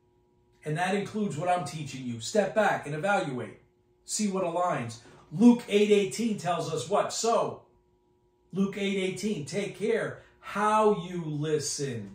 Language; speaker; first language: English; native; English